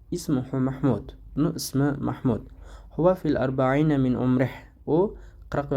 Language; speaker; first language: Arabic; non-native, fluent; Uzbek